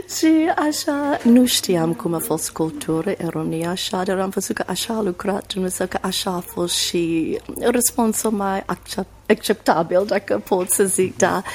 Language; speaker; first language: Romanian; non-native, fluent; English